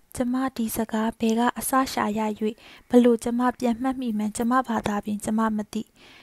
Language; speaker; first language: Burmese; native; Burmese